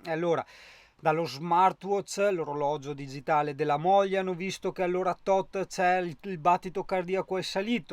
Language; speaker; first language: Italian; native; Italian